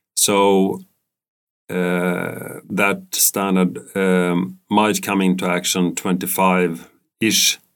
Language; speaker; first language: English; non-native, fluent; Swedish